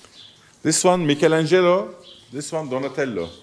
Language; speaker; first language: English; non-native, learner; Turkish